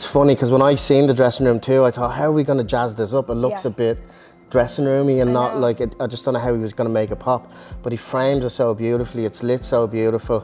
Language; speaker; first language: English; native; English